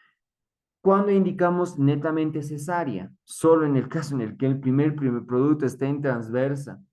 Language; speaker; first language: Spanish; native; Spanish